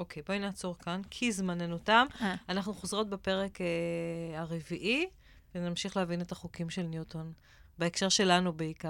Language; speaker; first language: Hebrew; native; Hebrew